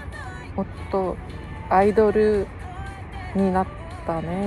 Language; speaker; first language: Japanese; non-native, fluent; Korean